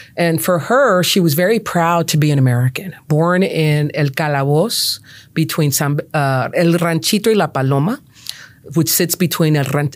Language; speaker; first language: English; native; English